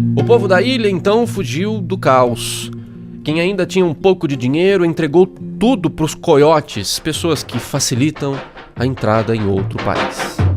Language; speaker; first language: Portuguese; native; Portuguese